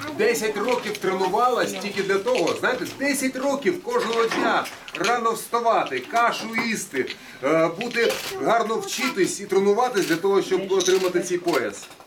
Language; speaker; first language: Ukrainian; non-native, local second language; Russian